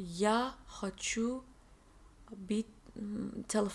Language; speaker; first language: Russian; non-native, learner; English